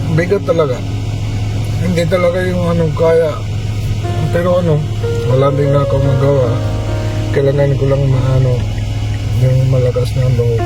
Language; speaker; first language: Filipino; non-native, learner; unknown